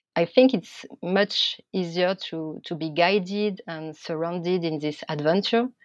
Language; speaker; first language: English; non-native, fluent; French